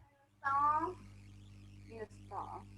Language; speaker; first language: English; non-native, learner; Vietnamese